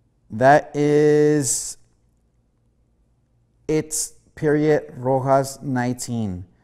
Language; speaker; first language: English; early bilingual, other home language; Spanish